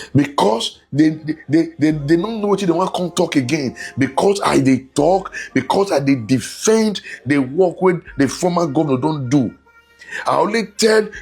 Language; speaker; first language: Nigerian Pidgin; non-native, local second language; Bini